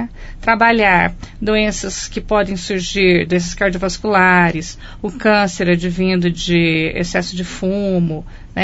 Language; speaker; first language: Portuguese; native; Portuguese